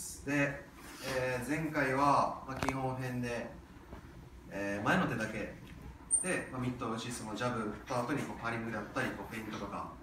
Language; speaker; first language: Japanese; native; Japanese